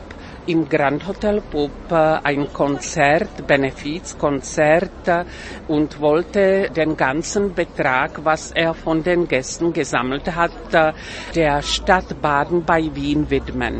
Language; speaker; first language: German; non-native, fluent; Czech